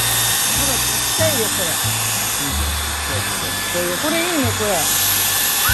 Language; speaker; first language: Japanese; non-native, fluent; Filipino